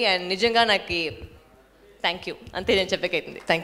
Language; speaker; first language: Telugu; non-native, fluent; Tamil